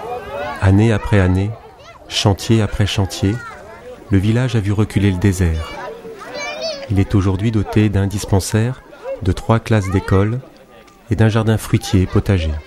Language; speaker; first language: French; native; French